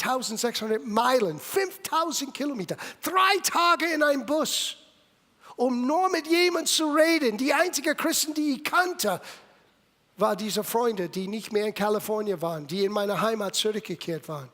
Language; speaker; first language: German; non-native, fluent; English